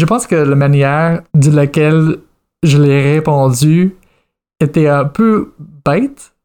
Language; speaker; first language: French; non-native, fluent; English